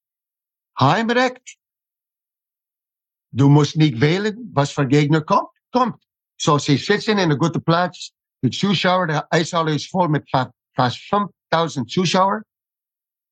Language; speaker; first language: German; non-native, fluent; English